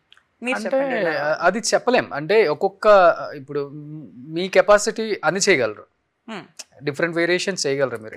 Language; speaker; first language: Telugu; native; Telugu